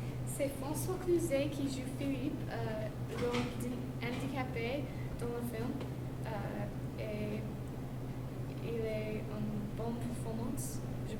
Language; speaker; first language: French; non-native, learner; English